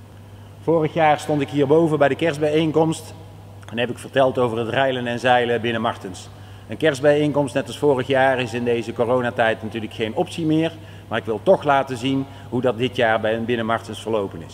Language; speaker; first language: Dutch; native; Dutch